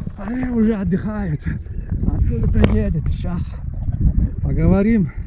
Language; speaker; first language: Russian; non-native, local second language; Uzbek